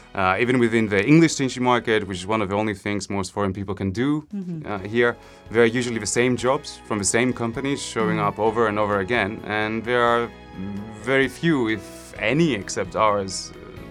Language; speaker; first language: English; non-native, fluent; Greek